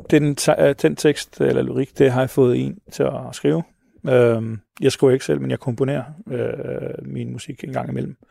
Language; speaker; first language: Danish; early bilingual, other home language; Arabic